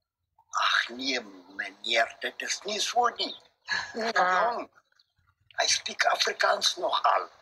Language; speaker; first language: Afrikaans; non-native, local second language; Zulu